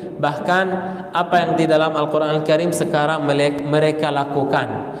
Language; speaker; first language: Indonesian; non-native, fluent; Arabic